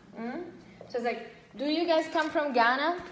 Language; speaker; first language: English; non-native, fluent; Italian